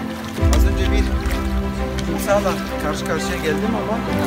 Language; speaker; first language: Turkish; native; Turkish